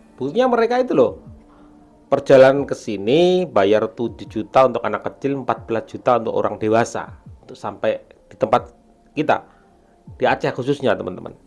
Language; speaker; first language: Indonesian; native; Indonesian